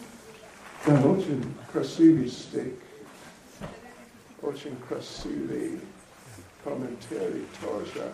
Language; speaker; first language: Russian; non-native, learner; English